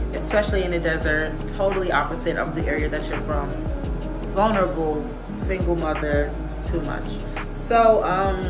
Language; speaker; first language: English; native; English